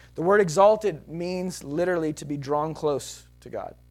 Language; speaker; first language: English; native; English